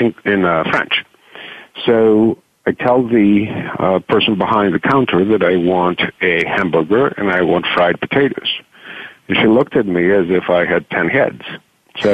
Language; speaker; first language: English; non-native, fluent; Greek